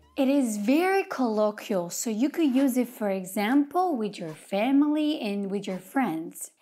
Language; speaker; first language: English; non-native, fluent; Italian